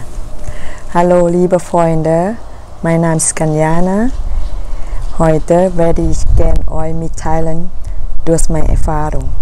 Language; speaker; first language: German; non-native, learner; Thai